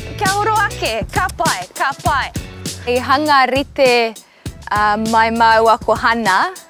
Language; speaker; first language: Māori; non-native, local second language; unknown